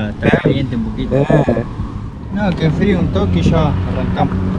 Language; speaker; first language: Spanish; native; Spanish